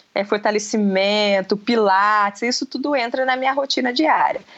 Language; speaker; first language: Portuguese; native; Portuguese